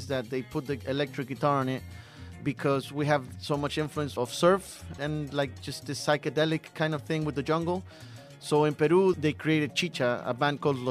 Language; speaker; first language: English; early bilingual, other home language; Spanish